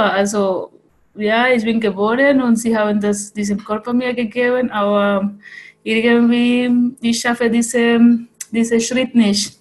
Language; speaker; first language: German; non-native, fluent; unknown